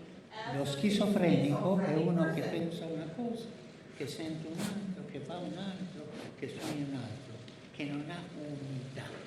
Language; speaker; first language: Italian; non-native, fluent; Spanish